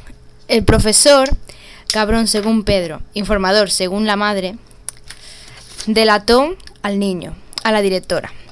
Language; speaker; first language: Spanish; native; Spanish